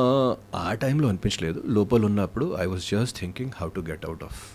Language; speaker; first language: Telugu; non-native, fluent; Hindi